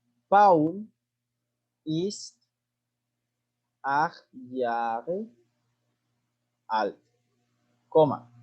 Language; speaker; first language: German; non-native, fluent; Spanish